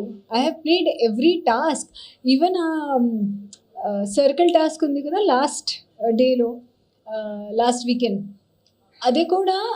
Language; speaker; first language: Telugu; non-native, learner; Hindi